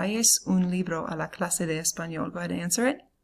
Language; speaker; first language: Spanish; non-native, fluent; English